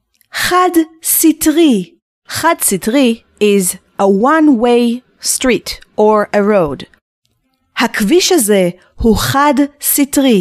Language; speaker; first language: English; non-native, fluent; Hebrew